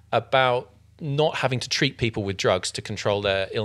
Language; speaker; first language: English; native; English